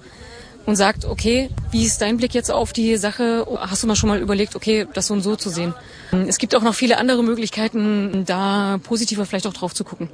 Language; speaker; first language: German; native; German